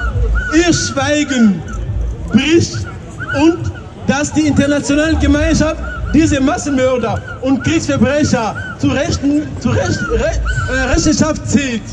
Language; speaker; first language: German; non-native, fluent; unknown